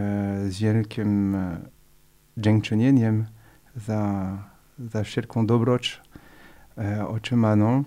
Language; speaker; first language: Polish; non-native, fluent; French